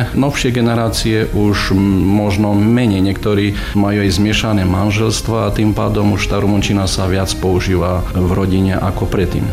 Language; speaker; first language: Slovak; early bilingual, heritage; Slovak